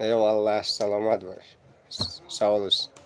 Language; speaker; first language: Turkish; non-native, learner; Tajik